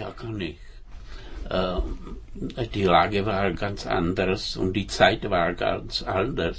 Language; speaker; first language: German; non-native, fluent; Czech